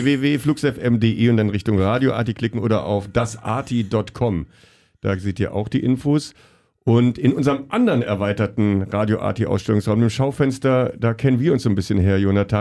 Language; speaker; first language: German; native; German